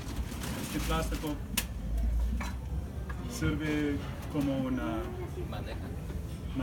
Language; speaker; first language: Spanish; non-native, learner; English